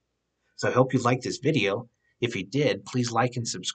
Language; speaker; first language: English; native; English